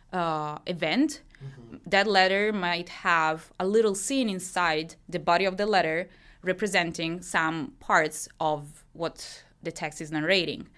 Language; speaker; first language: English; non-native, fluent; Italian